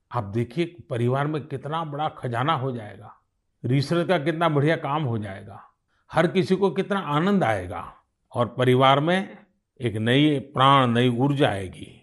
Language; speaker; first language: Hindi; non-native, local second language; Gujarati